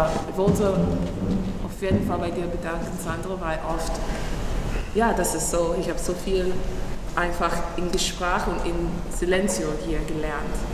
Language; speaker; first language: German; non-native, fluent; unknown